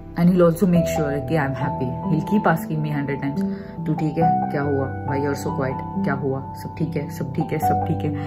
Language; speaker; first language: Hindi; non-native, local second language; Marathi